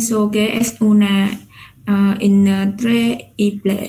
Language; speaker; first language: Spanish; non-native, learner; Vietnamese